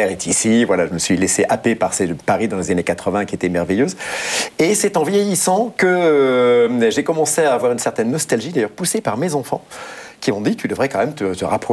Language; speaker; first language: French; native; French